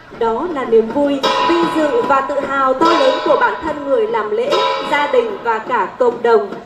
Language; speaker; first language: Vietnamese; native; Vietnamese